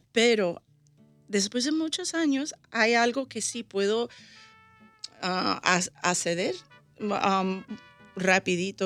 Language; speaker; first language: Spanish; early bilingual, heritage; Spanish